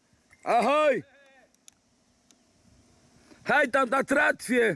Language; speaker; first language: Polish; native; Polish